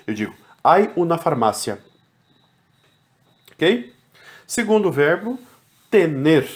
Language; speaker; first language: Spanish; non-native, fluent; Portuguese